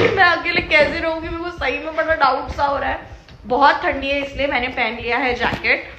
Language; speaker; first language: Hindi; non-native, local second language; Marathi